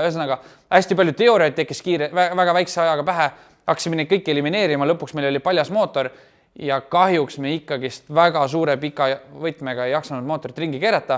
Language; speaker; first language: Estonian; native; Estonian